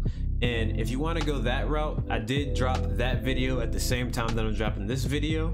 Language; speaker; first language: English; native; English